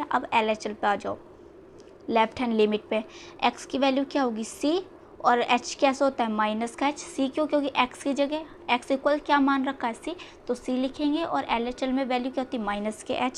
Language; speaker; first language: Hindi; native; Hindi